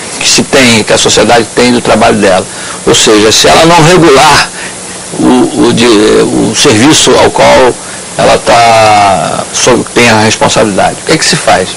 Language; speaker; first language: Portuguese; native; Portuguese